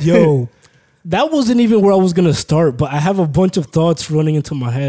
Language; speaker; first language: English; early bilingual, other home language; Spanish